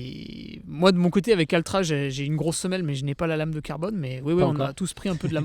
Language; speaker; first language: French; native; French